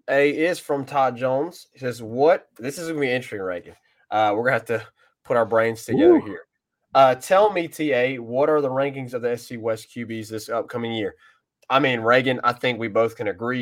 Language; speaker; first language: English; native; English